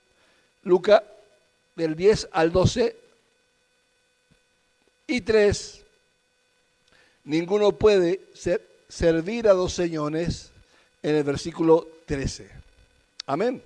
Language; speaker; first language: Spanish; native; Spanish